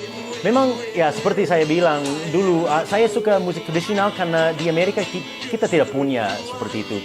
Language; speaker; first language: Indonesian; non-native, fluent; English